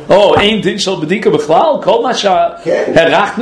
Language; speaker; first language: Hebrew; non-native, fluent; English